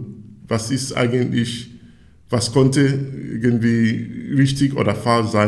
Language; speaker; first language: German; non-native, fluent; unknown